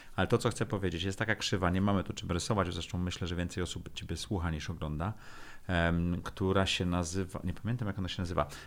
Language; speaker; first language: Polish; native; Polish